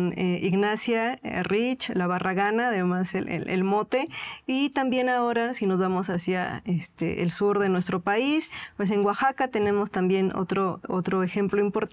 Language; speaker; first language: Spanish; native; Spanish